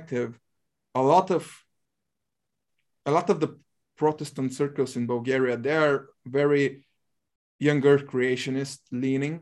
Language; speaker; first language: English; non-native, fluent; Bulgarian